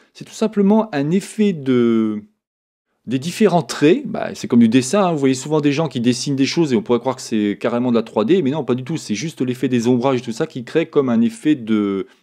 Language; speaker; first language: French; native; French